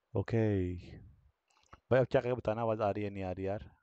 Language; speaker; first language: Hindi; native; Hindi